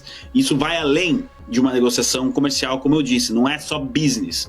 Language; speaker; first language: Portuguese; native; Portuguese